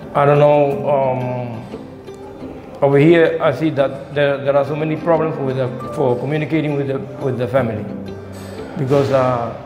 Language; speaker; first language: English; non-native, learner; Spanish